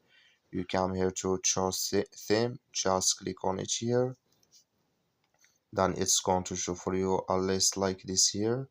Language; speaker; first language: English; non-native, fluent; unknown